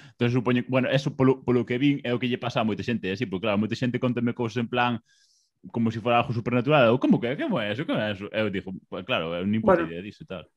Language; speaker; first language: Galician; non-native, local second language; Spanish